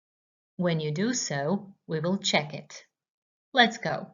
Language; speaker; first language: English; non-native, fluent; Croatian